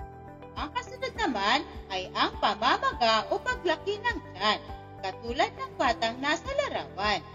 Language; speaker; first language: Filipino; native; Filipino